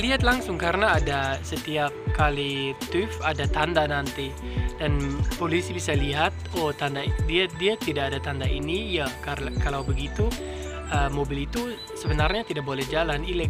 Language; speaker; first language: Indonesian; non-native, fluent; German